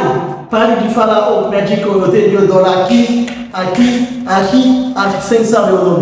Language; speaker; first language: Portuguese; non-native, local second language; Haitian Creole